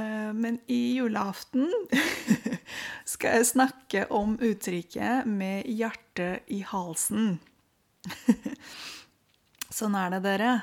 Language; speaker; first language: Norwegian; non-native, fluent; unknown